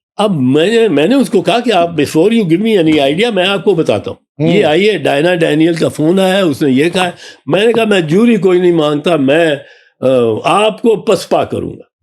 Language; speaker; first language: Urdu; non-native, local second language; Punjabi